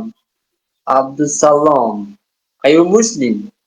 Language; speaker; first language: English; non-native, learner; Tajik